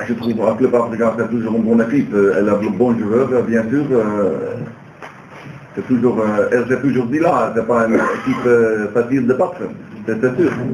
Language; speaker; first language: French; non-native, learner; Dutch